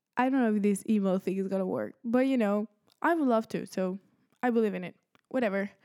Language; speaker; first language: English; early bilingual, other home language; Spanish